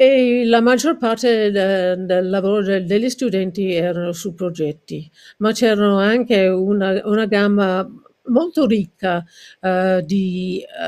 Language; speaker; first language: Italian; non-native, fluent; English